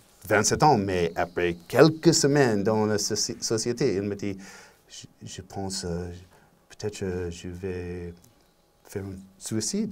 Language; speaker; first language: French; non-native, learner; English